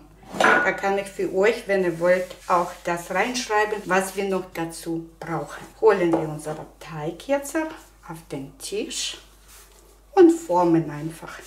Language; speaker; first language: German; non-native, fluent; Russian